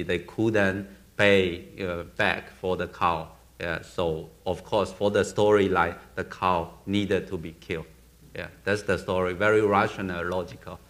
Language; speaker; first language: English; non-native, learner; Chinese